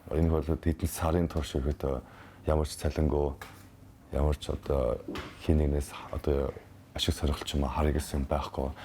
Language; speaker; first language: Mongolian; early bilingual, heritage; Mongolian